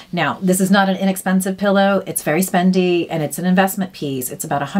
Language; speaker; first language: English; native; English